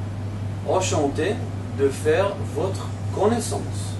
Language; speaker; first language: French; non-native, fluent; Hebrew